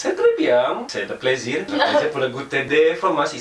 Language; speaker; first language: French; non-native, learner; Indonesian